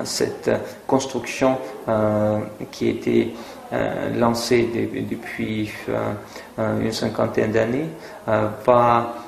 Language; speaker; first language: French; non-native, fluent; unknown